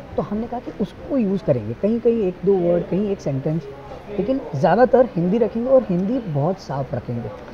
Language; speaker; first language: Hindi; non-native, local second language; Gujarati